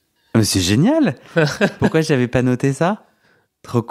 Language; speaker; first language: French; native; French